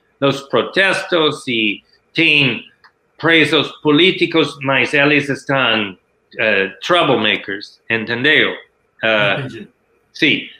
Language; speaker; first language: Portuguese; non-native, learner; English